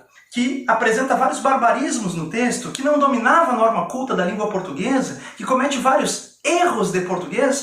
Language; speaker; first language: Portuguese; native; Portuguese